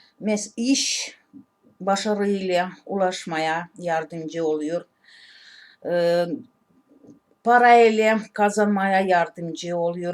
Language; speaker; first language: Turkish; non-native, learner; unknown